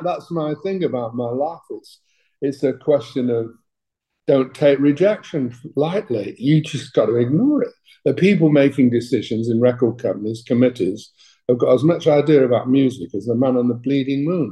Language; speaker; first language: English; native; English